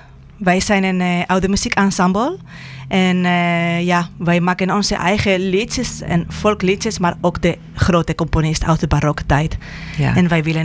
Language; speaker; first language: Dutch; non-native, fluent; Spanish